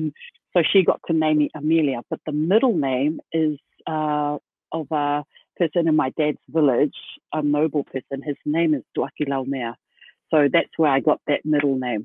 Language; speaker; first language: English; native; English